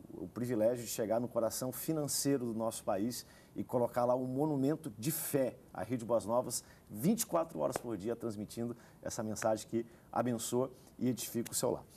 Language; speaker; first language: Portuguese; native; Portuguese